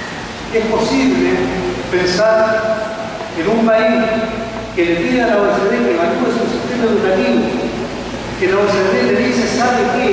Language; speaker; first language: Spanish; native; Spanish